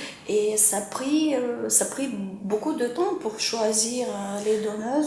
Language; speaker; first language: French; non-native, fluent; Ukrainian